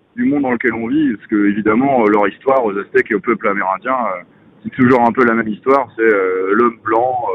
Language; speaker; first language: French; native; French